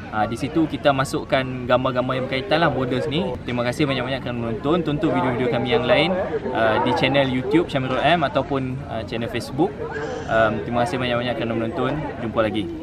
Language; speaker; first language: Malay; native; Malay